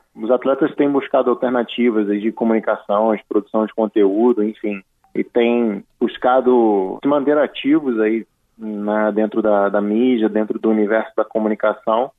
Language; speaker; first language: Portuguese; native; Portuguese